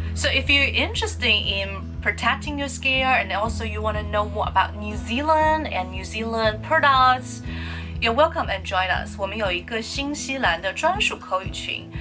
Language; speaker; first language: English; non-native, fluent; Chinese